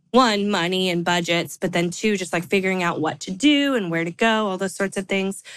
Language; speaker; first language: English; native; English